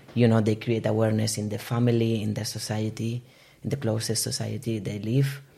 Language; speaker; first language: English; non-native, fluent; Spanish